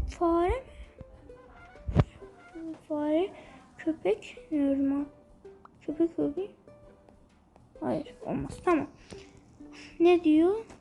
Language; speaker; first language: Turkish; early bilingual, heritage; Turkish